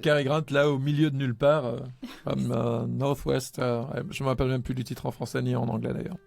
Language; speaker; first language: French; native; French